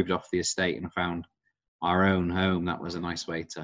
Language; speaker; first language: English; native; English